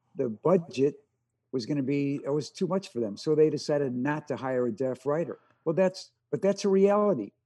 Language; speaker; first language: English; early bilingual, other home language; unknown